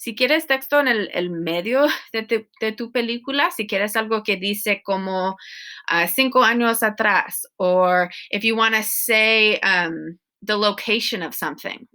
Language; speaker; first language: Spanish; non-native, learner; English